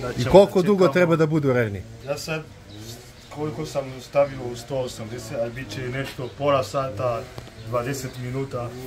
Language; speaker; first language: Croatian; non-native, learner; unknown